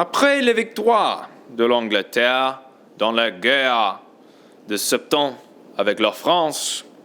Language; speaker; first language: French; non-native, learner; English